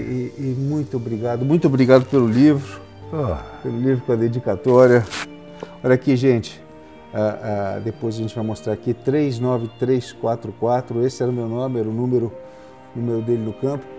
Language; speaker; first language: Portuguese; native; Portuguese